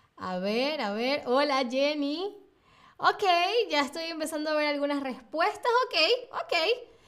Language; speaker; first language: Spanish; native; Spanish